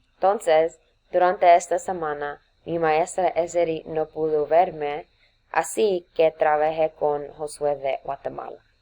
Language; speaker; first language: Spanish; non-native, learner; English